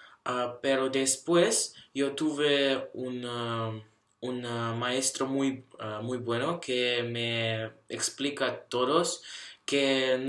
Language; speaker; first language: Spanish; non-native, learner; Russian